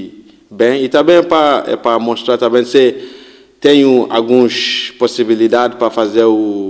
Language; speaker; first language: Portuguese; non-native, learner; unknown